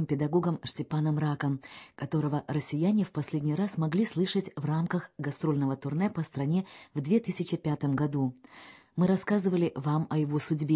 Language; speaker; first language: Russian; native; Russian